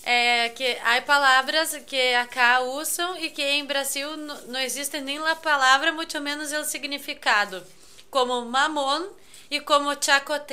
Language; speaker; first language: Spanish; non-native, fluent; Portuguese